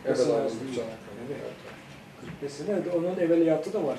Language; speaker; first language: Turkish; native; Turkish